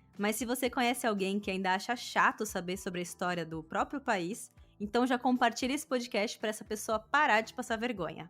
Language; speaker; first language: Portuguese; native; Portuguese